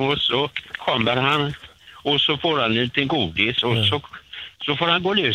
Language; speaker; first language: Swedish; native; Swedish